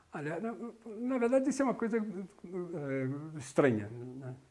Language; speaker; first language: Portuguese; native; Portuguese